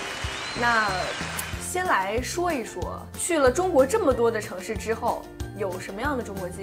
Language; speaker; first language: Chinese; native; Chinese